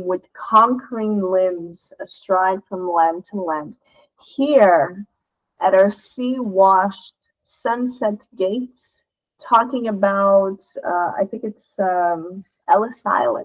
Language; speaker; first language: English; non-native, fluent; Portuguese